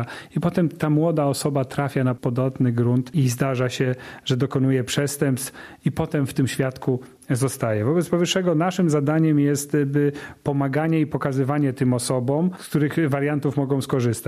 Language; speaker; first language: Polish; native; Polish